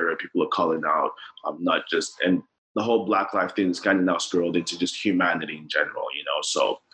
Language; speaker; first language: English; non-native, local second language; Yoruba